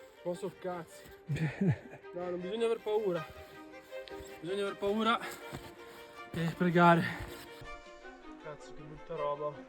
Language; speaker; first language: Italian; native; Italian